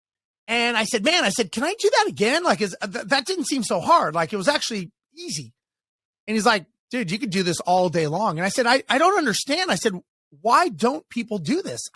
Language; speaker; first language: English; native; English